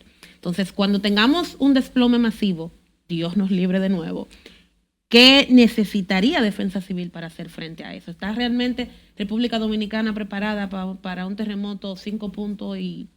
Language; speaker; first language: Spanish; native; Spanish